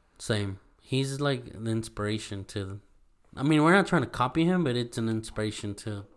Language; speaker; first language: English; early bilingual, other home language; Spanish